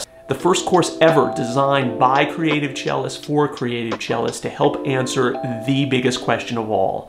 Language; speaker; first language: English; native; English